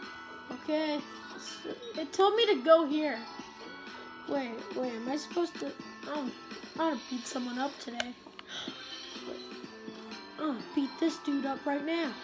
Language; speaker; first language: English; native; English